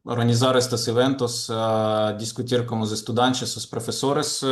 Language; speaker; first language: Portuguese; non-native, fluent; Ukrainian